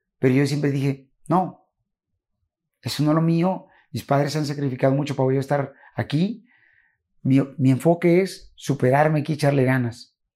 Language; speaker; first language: Spanish; native; Spanish